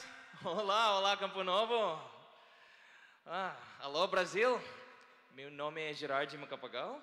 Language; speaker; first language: Portuguese; non-native, learner; Filipino